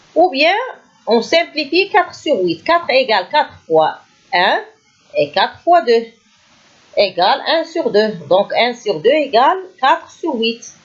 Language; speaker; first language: French; non-native, local second language; Arabic